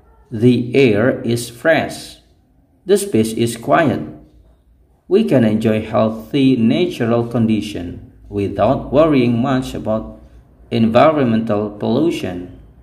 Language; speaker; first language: English; non-native, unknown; Indonesian